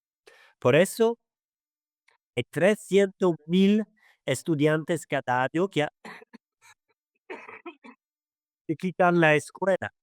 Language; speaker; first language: Spanish; non-native, fluent; Arabic